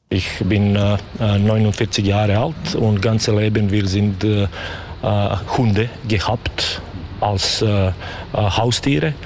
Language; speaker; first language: German; non-native, learner; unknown